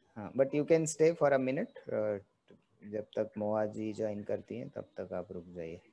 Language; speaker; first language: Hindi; native; Hindi